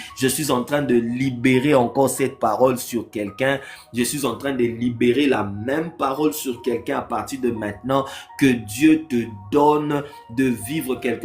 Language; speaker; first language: French; non-native, local second language; Lingala